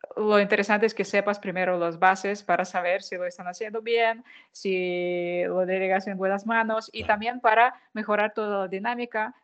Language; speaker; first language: Spanish; non-native, fluent; Ukrainian